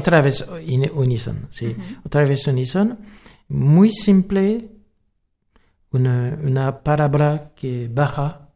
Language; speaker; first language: Spanish; non-native, learner; French